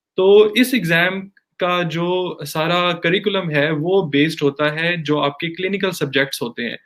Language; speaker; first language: Urdu; non-native, local second language; Punjabi